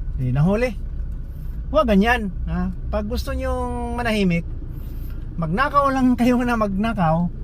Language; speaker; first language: Filipino; non-native, local second language; Hiligaynon